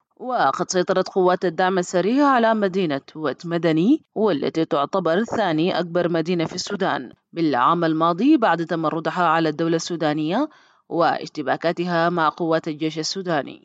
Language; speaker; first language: Arabic; native; Arabic